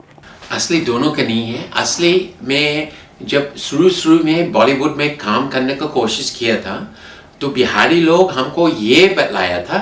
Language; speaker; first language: Hindi; non-native, fluent; English